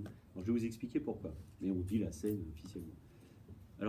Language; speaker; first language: French; native; French